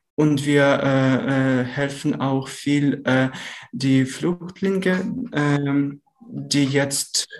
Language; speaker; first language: German; non-native, learner; Ukrainian